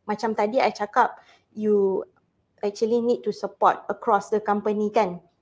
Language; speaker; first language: English; non-native, local second language; Malay